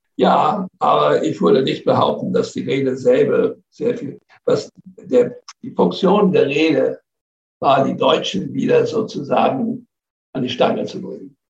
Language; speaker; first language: German; non-native, fluent; English